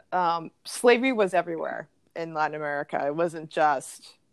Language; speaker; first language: English; native; English